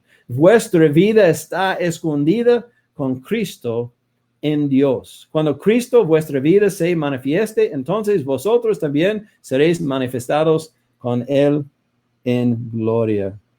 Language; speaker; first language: Spanish; non-native, fluent; English